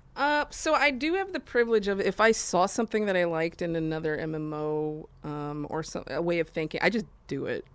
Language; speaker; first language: English; native; English